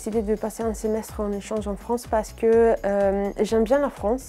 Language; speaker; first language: French; non-native, fluent; Italian